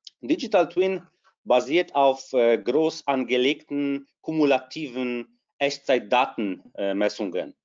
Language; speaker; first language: German; non-native, fluent; Polish